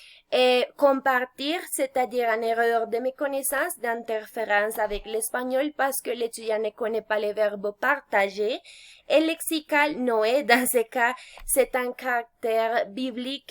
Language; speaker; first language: French; non-native, fluent; Spanish